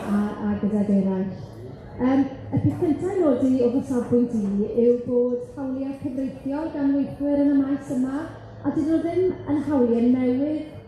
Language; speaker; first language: Welsh; native; Welsh